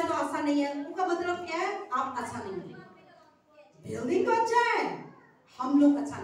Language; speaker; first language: Hindi; non-native, local second language; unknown